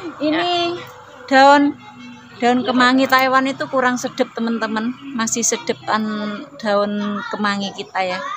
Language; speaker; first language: Indonesian; non-native, local second language; Javanese